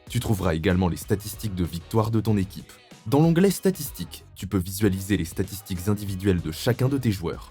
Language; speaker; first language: French; native; French